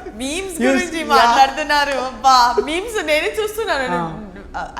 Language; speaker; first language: Telugu; non-native, learner; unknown